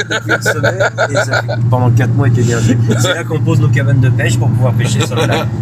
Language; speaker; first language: French; native; French